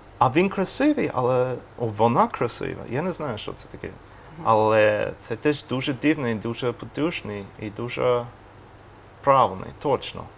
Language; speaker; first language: Ukrainian; non-native, learner; English